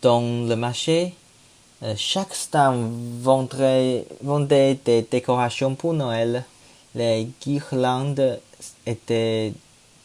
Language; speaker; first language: French; non-native, learner; Chinese